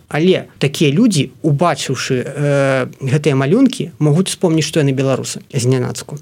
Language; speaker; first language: Belarusian; non-native, local second language; Russian